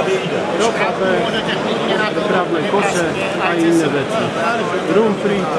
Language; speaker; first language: Polish; non-native, learner; Slovak